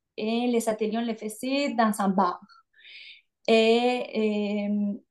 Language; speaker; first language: French; non-native, fluent; Spanish